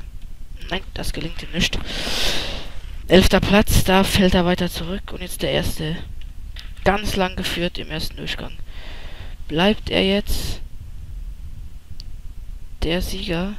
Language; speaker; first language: German; native; German